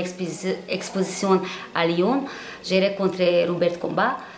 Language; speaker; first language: French; non-native, learner; Hungarian